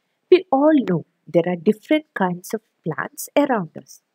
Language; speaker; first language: English; non-native, local second language; Malayalam